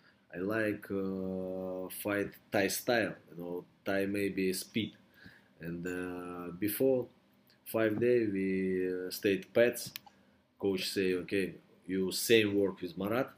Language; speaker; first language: English; non-native, learner; Russian